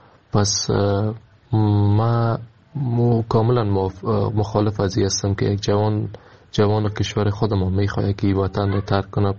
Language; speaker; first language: Persian; native; Persian